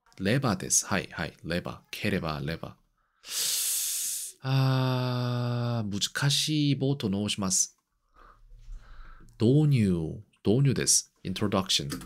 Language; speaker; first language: Japanese; non-native, learner; Korean